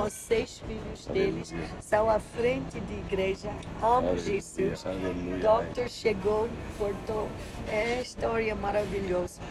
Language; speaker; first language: Portuguese; non-native, learner; English